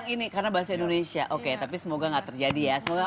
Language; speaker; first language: Indonesian; native; Indonesian